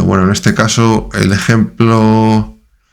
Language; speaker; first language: Spanish; native; Spanish